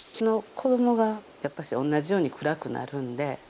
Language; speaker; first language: Japanese; native; Japanese